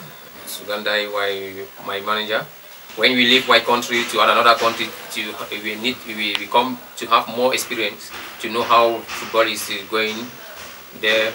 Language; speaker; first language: English; non-native, learner; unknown